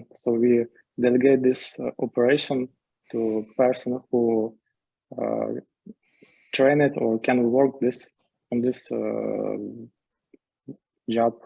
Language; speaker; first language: English; non-native, learner; Ukrainian